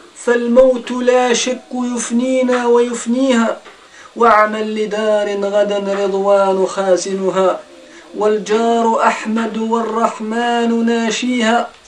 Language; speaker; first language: Russian; non-native, fluent; Arabic